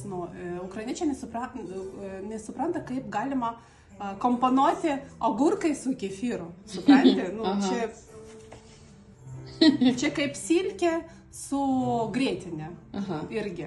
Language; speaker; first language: Lithuanian; non-native, learner; Russian